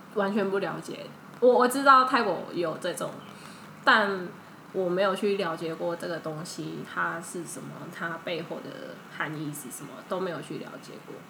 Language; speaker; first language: Chinese; early bilingual, heritage; Chinese